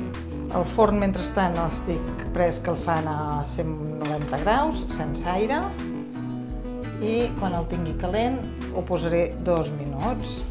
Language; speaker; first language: Catalan; native; Catalan